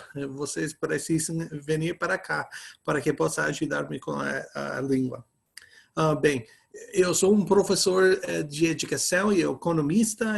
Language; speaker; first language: Portuguese; non-native, fluent; English